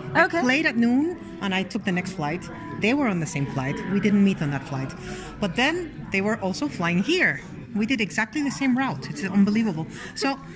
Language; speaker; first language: English; native; English